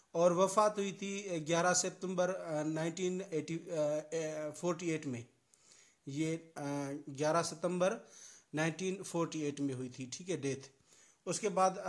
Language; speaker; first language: Urdu; non-native, local second language; Sindhi